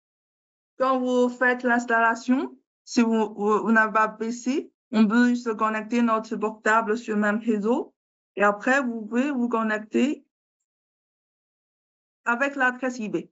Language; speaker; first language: French; non-native, learner; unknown